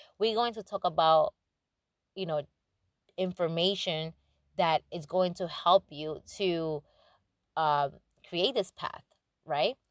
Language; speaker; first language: English; non-native, fluent; Spanish